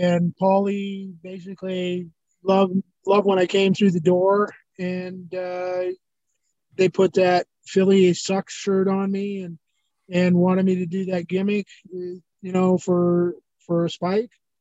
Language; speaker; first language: English; native; English